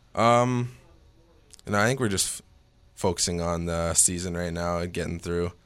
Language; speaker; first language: English; native; English